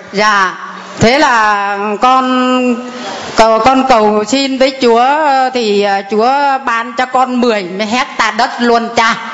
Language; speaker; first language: Vietnamese; non-native, local second language; Muong